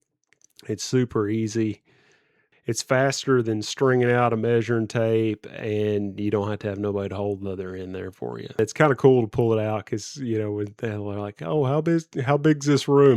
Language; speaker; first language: English; native; English